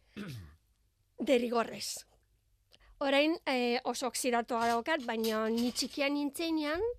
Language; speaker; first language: Basque; non-native, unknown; Bulgarian